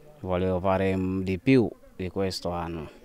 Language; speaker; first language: Italian; non-native, learner; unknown